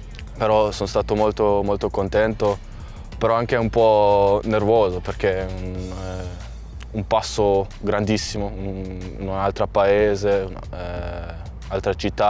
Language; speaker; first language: Italian; non-native, fluent; German